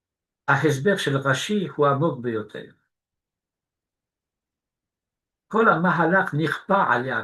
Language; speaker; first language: Hebrew; non-native, fluent; French